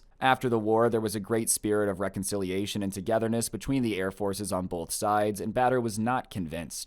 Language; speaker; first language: English; native; English